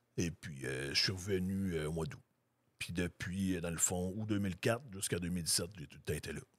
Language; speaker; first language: French; native; French